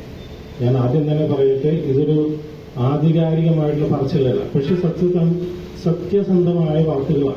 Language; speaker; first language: Malayalam; native; Malayalam